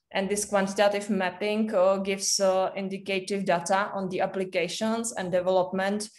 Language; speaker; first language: English; non-native, fluent; Czech